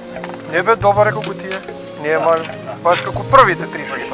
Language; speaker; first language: Macedonian; native; Macedonian